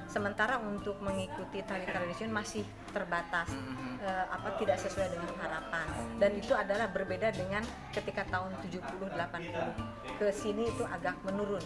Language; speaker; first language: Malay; non-native, local second language; Sundanese